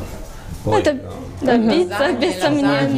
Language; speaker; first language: Italian; non-native, learner; Russian